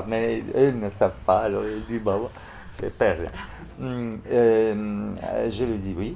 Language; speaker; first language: French; non-native, fluent; Arabic